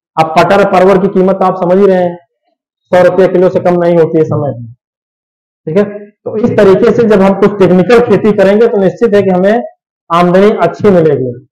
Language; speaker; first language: Hindi; native; Hindi